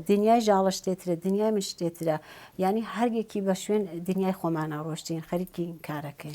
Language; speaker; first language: Central Kurdish; native; Central Kurdish